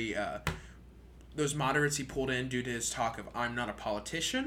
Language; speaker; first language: English; native; English